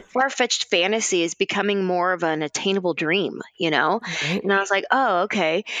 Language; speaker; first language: English; native; English